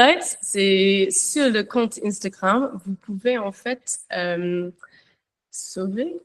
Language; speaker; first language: French; non-native, learner; English